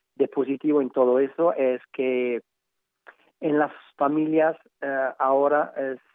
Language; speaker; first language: Spanish; non-native, learner; Italian